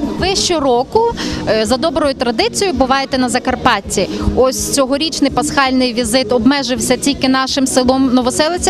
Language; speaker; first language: Ukrainian; native; Ukrainian